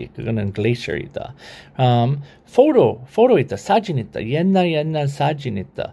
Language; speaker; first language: Korean; non-native, learner; English